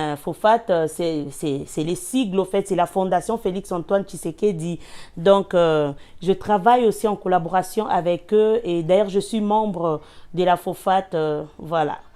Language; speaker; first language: French; non-native, local second language; Lingala